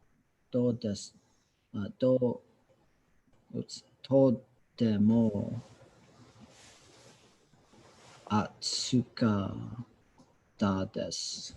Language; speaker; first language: Japanese; non-native, learner; English